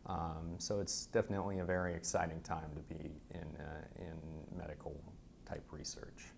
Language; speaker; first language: English; native; English